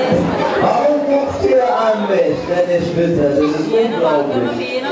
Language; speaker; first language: German; non-native, fluent; Sinhala